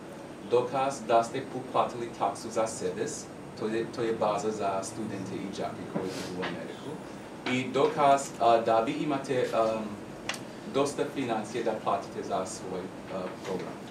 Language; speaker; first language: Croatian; non-native, learner; English